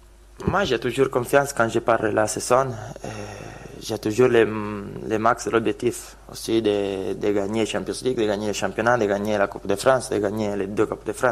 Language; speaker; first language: French; non-native, fluent; Italian